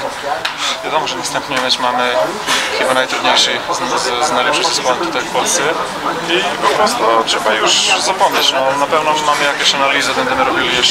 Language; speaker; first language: Polish; non-native, fluent; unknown